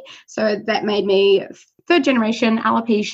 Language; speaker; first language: English; native; English